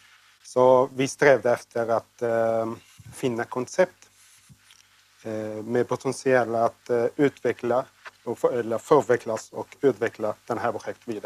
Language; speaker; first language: Swedish; non-native, learner; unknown